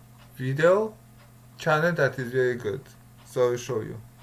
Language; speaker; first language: English; non-native, learner; Russian